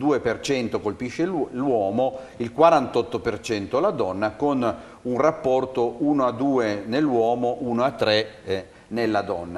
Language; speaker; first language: Italian; native; Italian